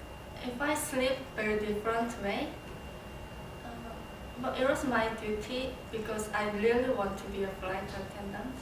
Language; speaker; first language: English; non-native, learner; Korean